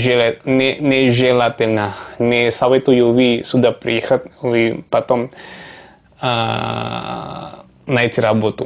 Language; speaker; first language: Russian; non-native, learner; Javanese